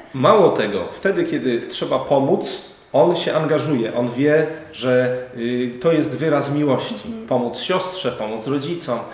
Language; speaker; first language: Polish; native; Polish